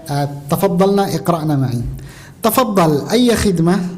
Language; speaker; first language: Arabic; non-native, fluent; Indonesian